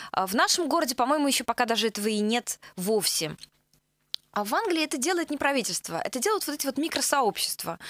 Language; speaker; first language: Russian; native; Russian